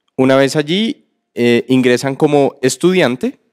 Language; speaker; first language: Spanish; native; Spanish